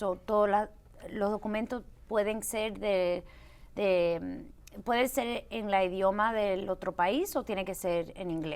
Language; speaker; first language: Spanish; early bilingual, heritage; Spanish